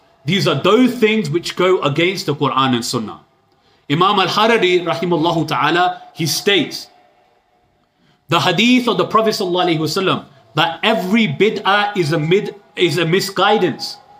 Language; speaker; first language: English; early bilingual, other home language; Urdu